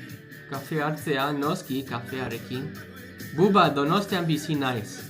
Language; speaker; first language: Basque; non-native, learner; English